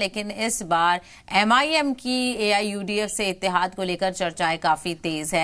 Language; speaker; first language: Hindi; native; Hindi